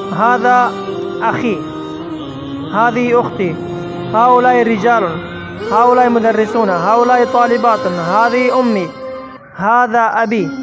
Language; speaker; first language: Arabic; non-native, fluent; Persian